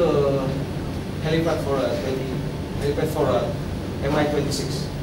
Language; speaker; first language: English; non-native, learner; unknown